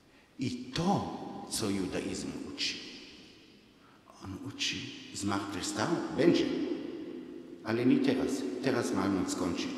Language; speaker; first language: Polish; non-native, fluent; Hebrew